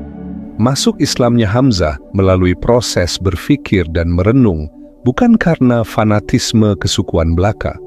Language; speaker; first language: Indonesian; native; Indonesian